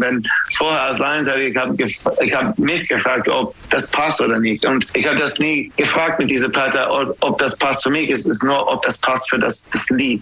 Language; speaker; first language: German; non-native, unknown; English